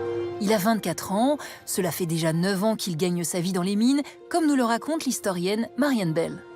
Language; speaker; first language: French; native; French